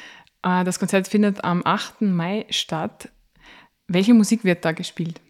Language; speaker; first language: German; native; German